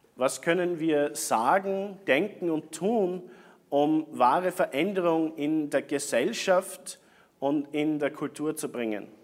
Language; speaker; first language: German; native; German